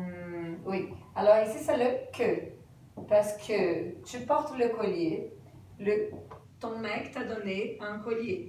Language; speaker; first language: French; non-native, fluent; Portuguese